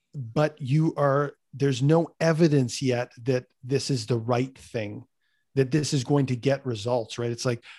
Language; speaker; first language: English; native; English